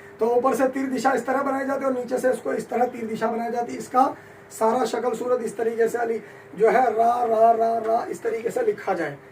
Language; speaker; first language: Hindi; native; Hindi